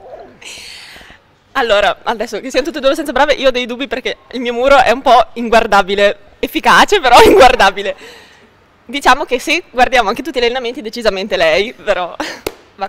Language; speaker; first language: Italian; native; Italian